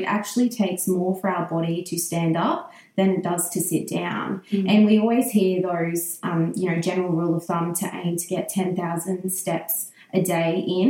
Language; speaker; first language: English; native; English